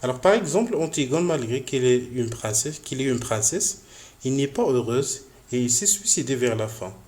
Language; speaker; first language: French; non-native, local second language; Arabic